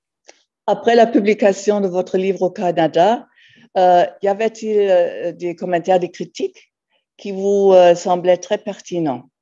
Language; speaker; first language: French; non-native, fluent; German